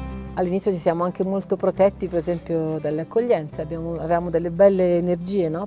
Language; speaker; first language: Italian; native; Italian